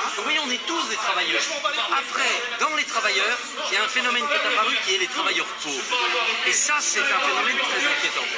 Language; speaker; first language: French; native; French